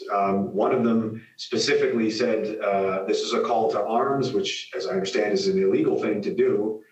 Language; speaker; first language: English; native; English